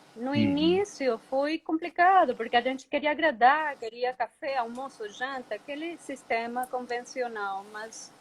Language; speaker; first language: Portuguese; non-native, fluent; Spanish